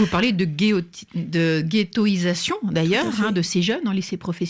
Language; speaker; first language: French; native; French